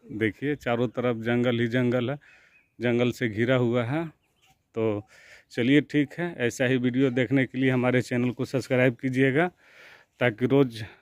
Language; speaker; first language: Hindi; native; Hindi